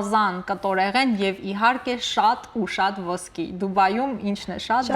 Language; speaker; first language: Armenian; native; Armenian